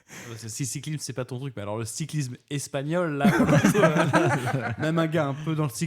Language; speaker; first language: French; native; French